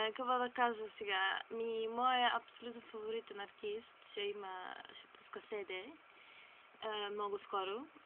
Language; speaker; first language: Bulgarian; early bilingual, heritage; Bulgarian